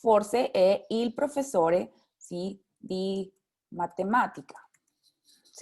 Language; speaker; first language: Italian; non-native, fluent; Spanish